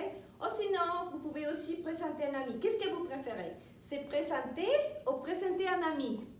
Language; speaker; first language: French; non-native, fluent; Spanish